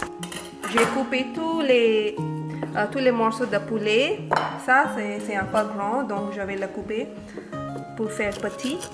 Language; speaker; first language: French; non-native, fluent; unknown